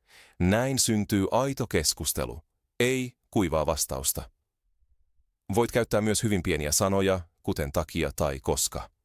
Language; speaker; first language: Finnish; non-native, fluent; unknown